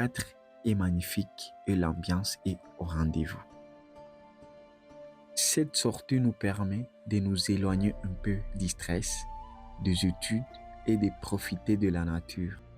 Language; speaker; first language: French; non-native, local second language; Swahili